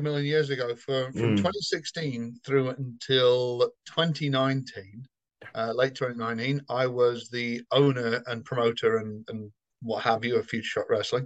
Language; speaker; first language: English; native; English